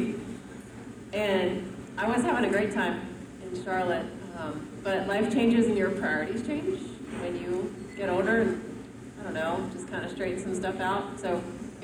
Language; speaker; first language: English; native; English